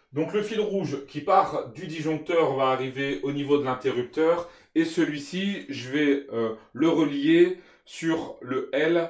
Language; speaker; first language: French; native; French